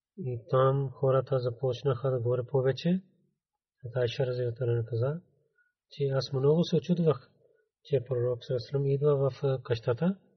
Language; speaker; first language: Bulgarian; non-native, learner; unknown